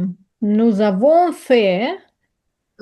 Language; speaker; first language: French; non-native, learner; Ukrainian